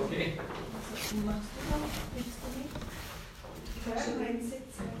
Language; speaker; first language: German; non-native, fluent; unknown